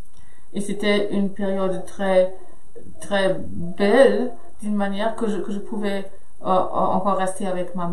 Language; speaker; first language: French; non-native, fluent; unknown